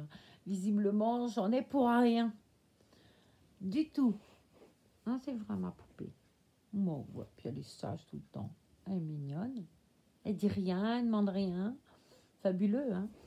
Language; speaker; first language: French; native; French